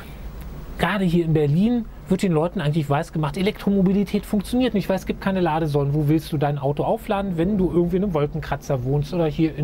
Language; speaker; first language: German; native; German